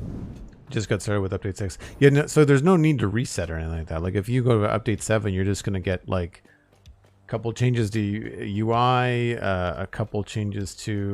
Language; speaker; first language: English; native; English